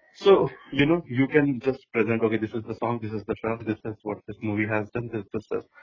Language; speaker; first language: English; non-native, local second language; Hindi